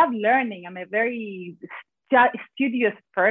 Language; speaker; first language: English; non-native, fluent; Spanish